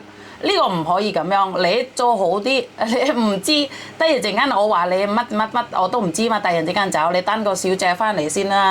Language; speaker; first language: Cantonese; non-native, fluent; Javanese